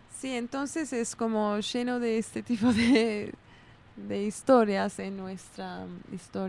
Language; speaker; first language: Spanish; non-native, fluent; Kurdish